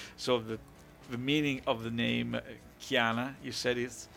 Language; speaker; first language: English; non-native, fluent; Italian